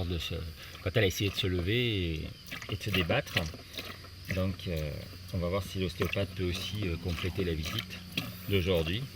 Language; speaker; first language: French; native; French